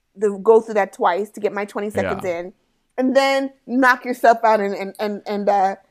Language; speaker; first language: English; native; English